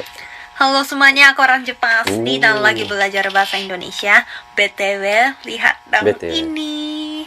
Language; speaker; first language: Indonesian; non-native, learner; Japanese